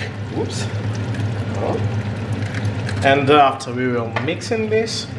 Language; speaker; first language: English; non-native, learner; Ukrainian